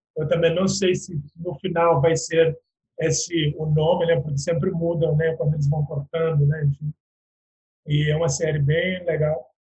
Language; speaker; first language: Portuguese; non-native, local second language; Upper Guinea Crioulo